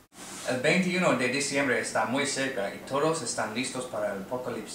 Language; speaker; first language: Spanish; non-native, learner; English